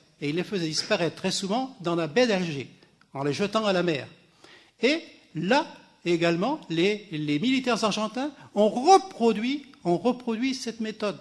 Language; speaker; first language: French; native; French